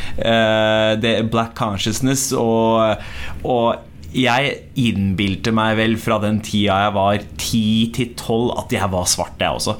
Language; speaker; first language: Norwegian; early bilingual, other home language; Punjabi